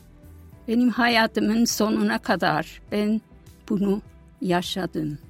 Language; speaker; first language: Turkish; non-native, fluent; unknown